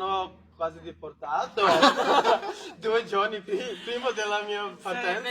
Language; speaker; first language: Italian; non-native, learner; Portuguese